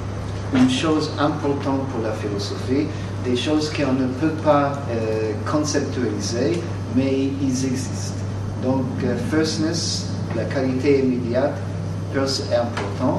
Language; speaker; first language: French; non-native, fluent; English